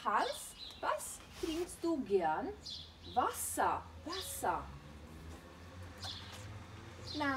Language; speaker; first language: German; non-native, fluent; Croatian